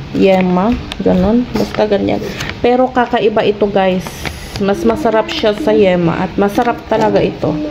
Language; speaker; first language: Filipino; native; Filipino